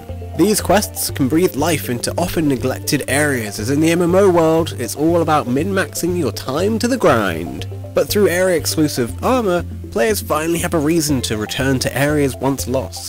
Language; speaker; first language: English; native; English